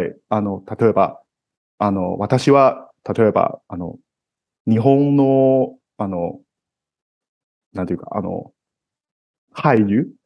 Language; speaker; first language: Japanese; non-native, fluent; Cantonese